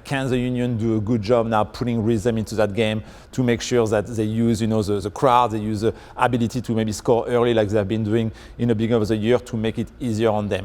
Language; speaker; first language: English; non-native, fluent; French